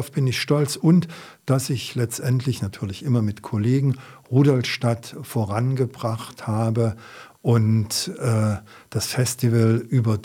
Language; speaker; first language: German; native; German